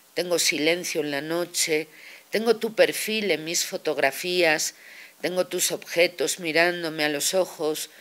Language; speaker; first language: Spanish; native; Spanish